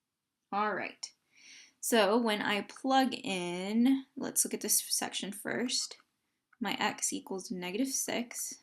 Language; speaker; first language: English; native; English